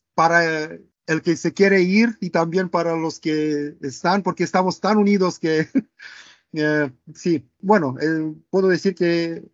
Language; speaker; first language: Spanish; non-native, fluent; Romanian